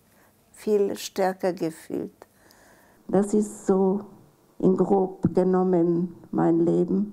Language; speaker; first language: German; non-native, fluent; Czech